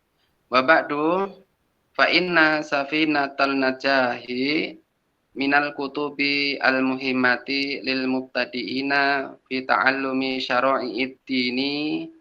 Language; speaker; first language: Arabic; non-native, learner; Indonesian